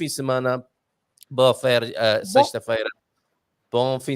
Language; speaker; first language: Portuguese; non-native, learner; English